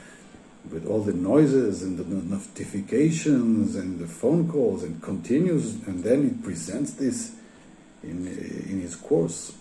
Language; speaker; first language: English; non-native, fluent; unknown